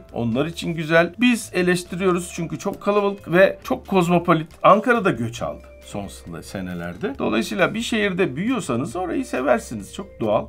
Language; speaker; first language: Turkish; native; Turkish